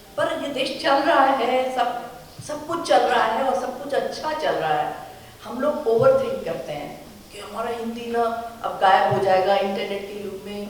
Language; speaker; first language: Hindi; native; Hindi